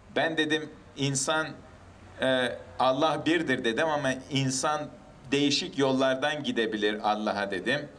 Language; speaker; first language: Turkish; early bilingual, heritage; English